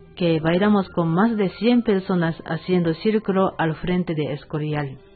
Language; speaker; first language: Spanish; non-native, learner; Japanese